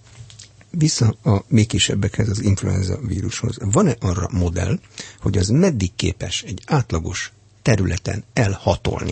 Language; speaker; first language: Hungarian; native; Hungarian